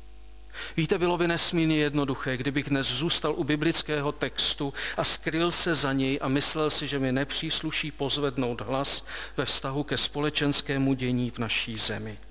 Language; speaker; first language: Czech; native; Czech